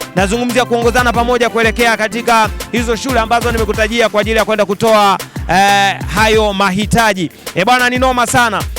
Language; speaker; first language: Swahili; native; Swahili